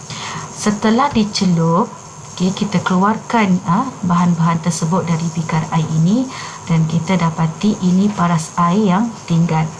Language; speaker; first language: Malay; native; Malay